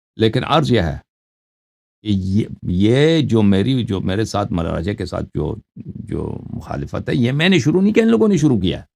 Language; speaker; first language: Urdu; non-native, fluent; Persian